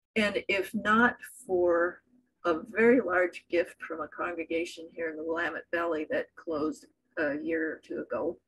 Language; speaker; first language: English; native; English